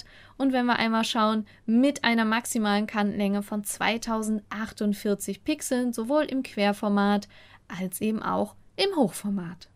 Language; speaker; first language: German; native; German